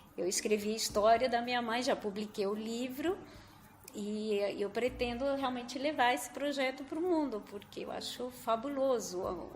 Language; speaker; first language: Portuguese; non-native, fluent; Spanish